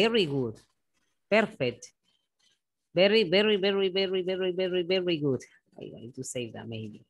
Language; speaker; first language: English; non-native, fluent; Spanish